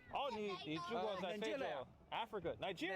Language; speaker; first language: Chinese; non-native, learner; English